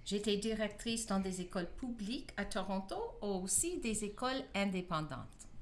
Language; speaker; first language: French; non-native, fluent; English